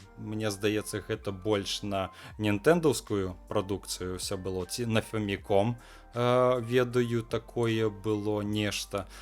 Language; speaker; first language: Belarusian; non-native, local second language; Russian